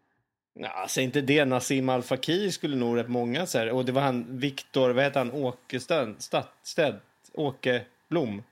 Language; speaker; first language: Swedish; native; Swedish